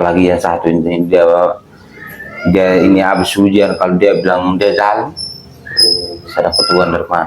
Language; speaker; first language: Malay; non-native, local second language; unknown